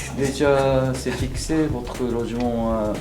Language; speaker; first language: French; non-native, learner; Japanese